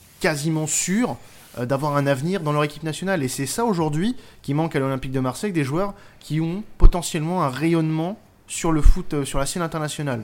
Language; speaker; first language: French; native; French